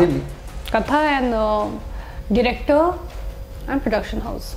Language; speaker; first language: Telugu; non-native, local second language; Hindi